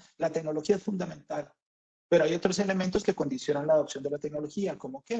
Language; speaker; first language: Spanish; native; Spanish